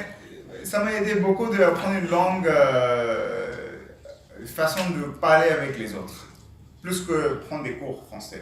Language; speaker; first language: French; non-native, learner; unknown